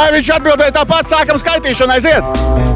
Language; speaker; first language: Latvian; native; Latvian